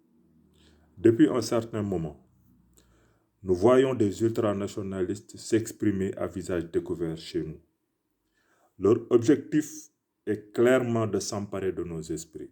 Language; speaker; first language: French; non-native, local second language; Wolof